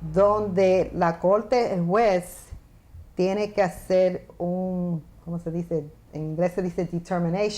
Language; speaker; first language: Spanish; early bilingual, heritage; Spanish